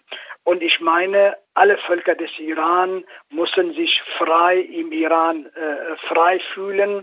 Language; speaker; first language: German; non-native, fluent; Kurdish